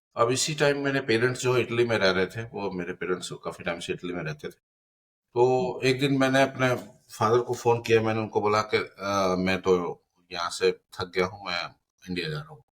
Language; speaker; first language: Hindi; non-native, local second language; Punjabi